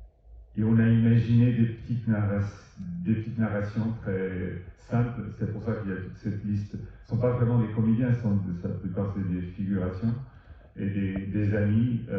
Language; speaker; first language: French; non-native, fluent; Portuguese